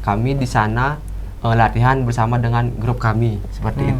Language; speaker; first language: Indonesian; non-native, local second language; Balinese